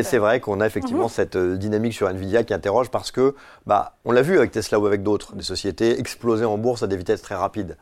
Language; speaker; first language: French; native; French